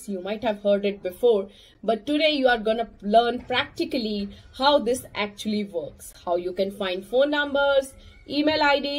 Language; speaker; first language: English; non-native, local second language; Hindi